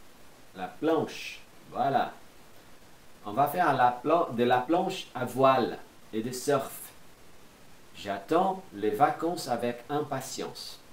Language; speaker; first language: French; non-native, fluent; Portuguese